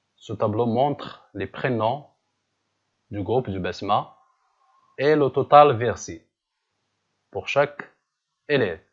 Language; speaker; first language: French; non-native, local second language; Arabic